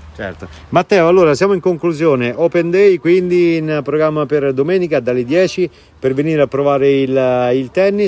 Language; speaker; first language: Italian; native; Italian